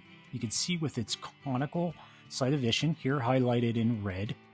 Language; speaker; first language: English; native; English